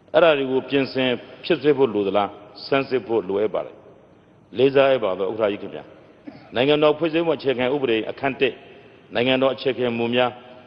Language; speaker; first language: Burmese; non-native, local second language; Rohingya